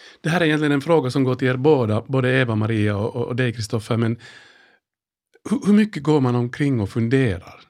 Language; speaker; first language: Swedish; native; Swedish